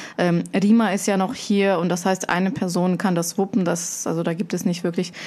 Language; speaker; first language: German; early bilingual, other home language; Russian